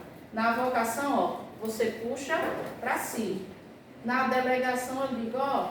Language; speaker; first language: Portuguese; native; Portuguese